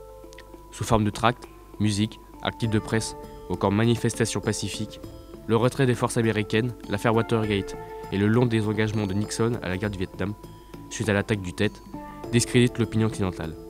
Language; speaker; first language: French; native; French